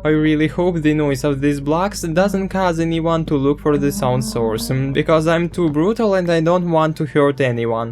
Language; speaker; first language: English; non-native, fluent; Russian